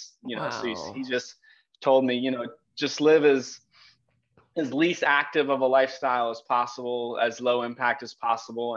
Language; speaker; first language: English; native; English